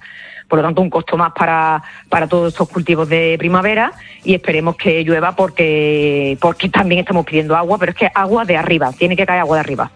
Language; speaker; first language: Spanish; native; Spanish